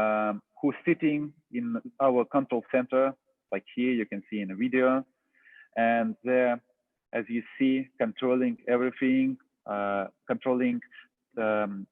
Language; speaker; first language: English; non-native, fluent; Russian